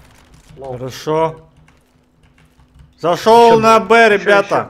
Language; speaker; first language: Russian; native; Russian